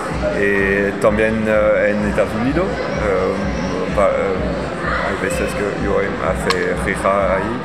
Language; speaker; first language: Spanish; non-native, learner; French